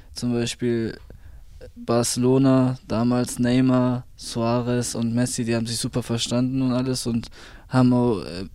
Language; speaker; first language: German; native; German